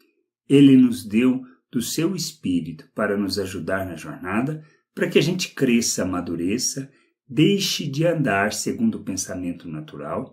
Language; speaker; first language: Portuguese; native; Portuguese